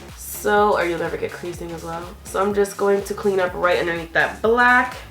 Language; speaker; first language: English; native; English